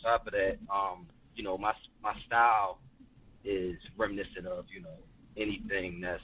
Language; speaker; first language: English; native; English